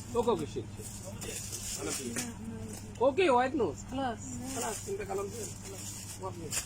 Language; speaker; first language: Arabic; non-native, learner; Bangla